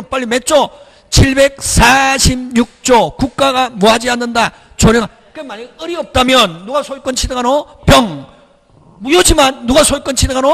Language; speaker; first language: Korean; native; Korean